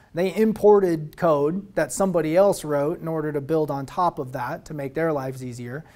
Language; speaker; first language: English; native; English